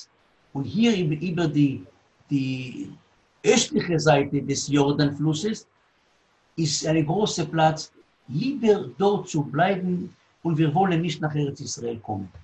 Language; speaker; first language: German; non-native, learner; Hebrew